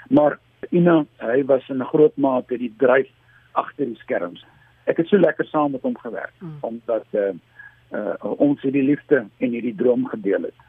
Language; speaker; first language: Afrikaans; native; Afrikaans